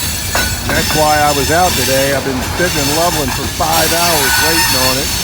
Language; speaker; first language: English; native; English